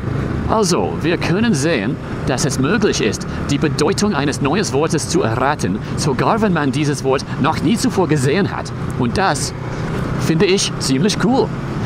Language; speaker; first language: German; non-native, fluent; English